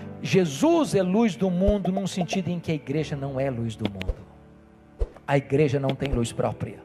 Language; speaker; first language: Portuguese; native; Portuguese